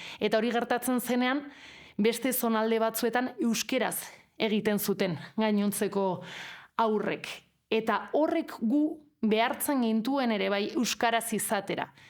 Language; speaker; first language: Basque; non-native, local second language; Spanish